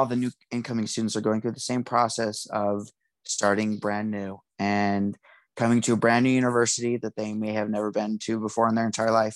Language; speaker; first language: English; native; English